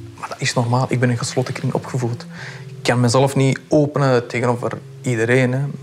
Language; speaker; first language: Dutch; early bilingual, other home language; Pashto